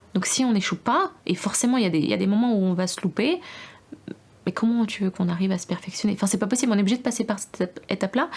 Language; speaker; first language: French; early bilingual, other home language; Russian